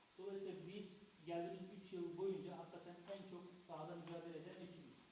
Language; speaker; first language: Turkish; native; Turkish